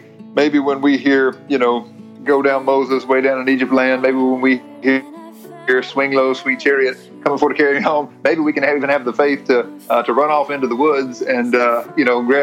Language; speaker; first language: English; native; English